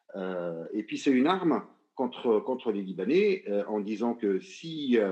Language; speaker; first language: French; non-native, local second language; Arabic